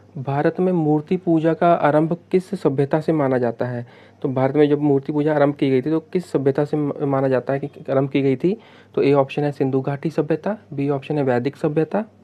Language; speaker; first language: Hindi; non-native, local second language; Punjabi